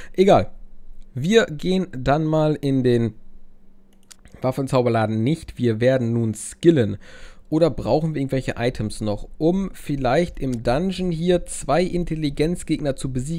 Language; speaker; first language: German; native; German